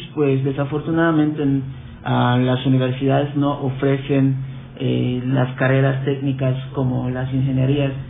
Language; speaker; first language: Spanish; non-native, fluent; English